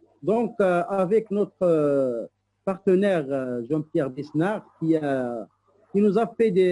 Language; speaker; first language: French; non-native, local second language; Arabic